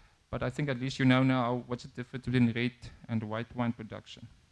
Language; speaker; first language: English; non-native, local second language; Afrikaans